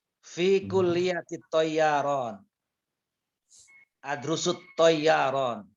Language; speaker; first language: Arabic; non-native, learner; Indonesian